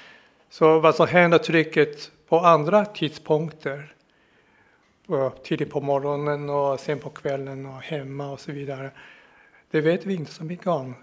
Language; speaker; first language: Swedish; non-native, fluent; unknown